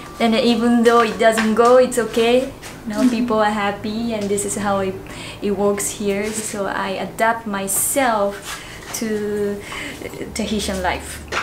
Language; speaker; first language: English; non-native, learner; Japanese